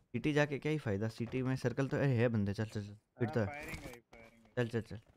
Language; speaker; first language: Hindi; non-native, local second language; Gujarati